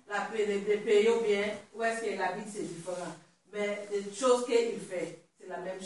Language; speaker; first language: French; non-native, learner; Swahili